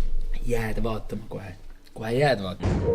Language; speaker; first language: Estonian; native; Estonian